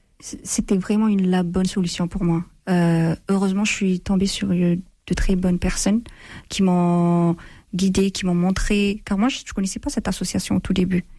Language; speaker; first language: French; non-native, fluent; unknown